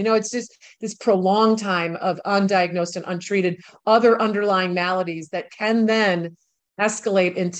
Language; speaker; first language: English; native; English